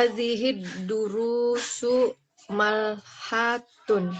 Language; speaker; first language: Arabic; non-native, learner; Indonesian